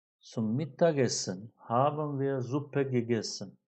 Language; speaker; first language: German; non-native, fluent; Turkish